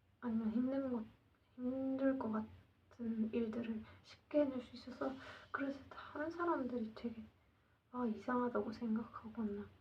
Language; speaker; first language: Korean; non-native, learner; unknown